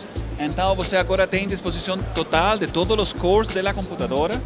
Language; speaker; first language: Portuguese; non-native, learner; Spanish